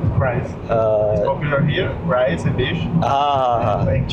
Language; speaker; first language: English; non-native, learner; Spanish